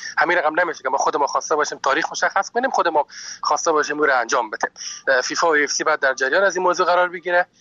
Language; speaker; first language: Persian; native; Persian